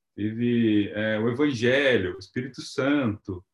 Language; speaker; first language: Portuguese; native; Portuguese